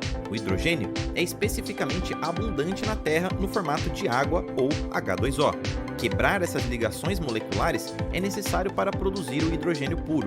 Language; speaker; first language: Portuguese; native; Portuguese